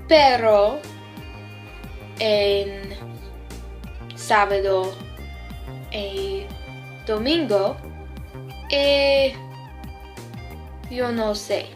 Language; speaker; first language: Spanish; non-native, learner; English